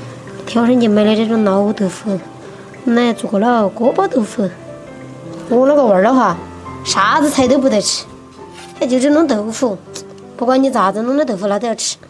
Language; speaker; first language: Chinese; native; Chinese